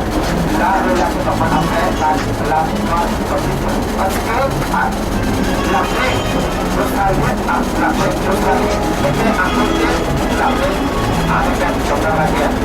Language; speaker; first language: French; non-native, learner; Vietnamese